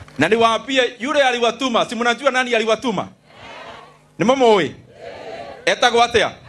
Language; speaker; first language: Swahili; non-native, local second language; Kikuyu